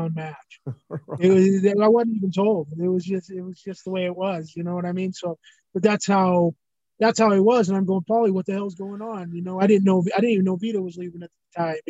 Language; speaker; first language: English; native; English